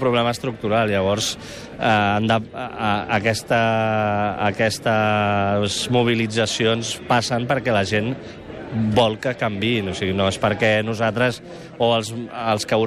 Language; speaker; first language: Catalan; native; Catalan